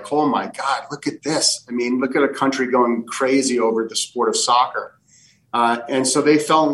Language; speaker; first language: English; early bilingual, other home language; Portuguese